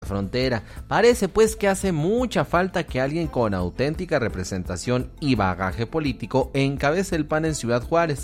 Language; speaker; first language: Spanish; native; Spanish